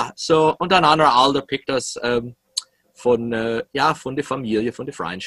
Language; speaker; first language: German; early bilingual, heritage; English